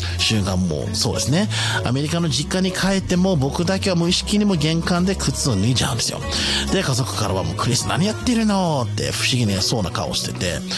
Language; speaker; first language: Japanese; non-native, fluent; English